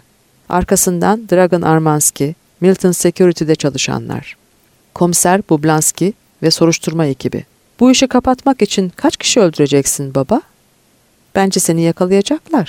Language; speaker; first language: Turkish; native; Turkish